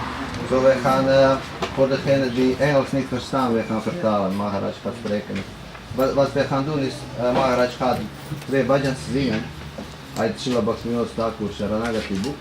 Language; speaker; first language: Dutch; non-native, fluent; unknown